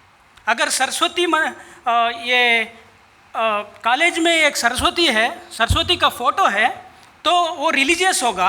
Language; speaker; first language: Hindi; non-native, local second language; Kannada